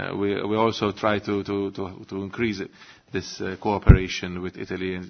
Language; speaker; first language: English; non-native, local second language; Maltese